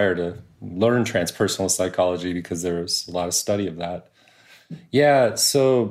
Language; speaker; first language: English; native; English